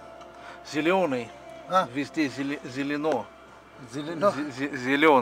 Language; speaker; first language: Russian; non-native, learner; English